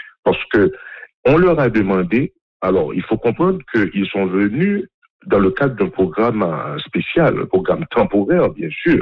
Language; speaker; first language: French; non-native, local second language; Haitian Creole